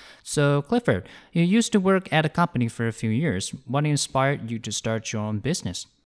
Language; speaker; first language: English; non-native, fluent; Chinese